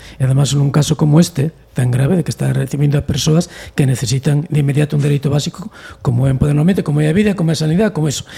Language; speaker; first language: Galician; native; Galician